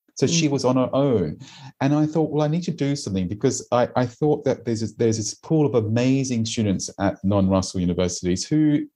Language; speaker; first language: English; native; English